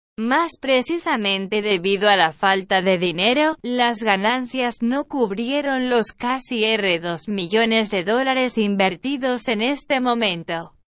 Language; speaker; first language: Spanish; non-native, learner; Portuguese